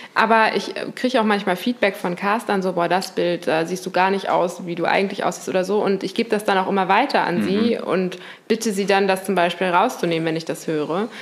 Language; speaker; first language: German; native; German